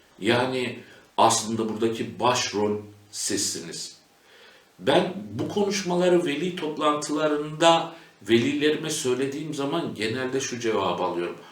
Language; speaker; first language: Turkish; native; Turkish